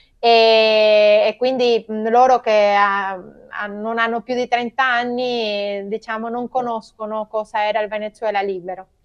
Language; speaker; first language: Italian; non-native, fluent; Spanish